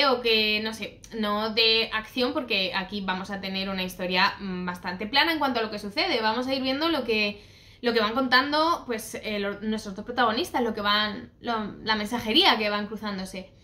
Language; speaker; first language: Spanish; native; Spanish